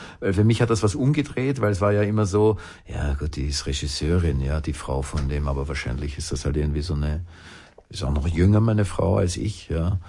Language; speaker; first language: German; native; German